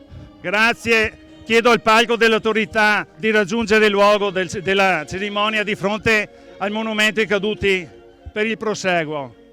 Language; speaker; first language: Italian; native; Italian